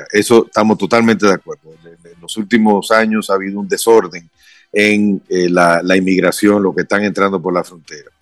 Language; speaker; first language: Spanish; native; Spanish